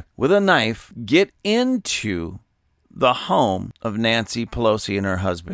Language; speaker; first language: English; native; English